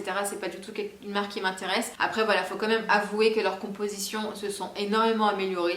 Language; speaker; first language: French; native; French